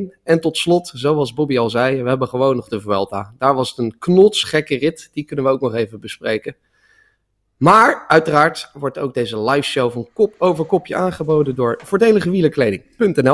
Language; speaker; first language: Dutch; native; Dutch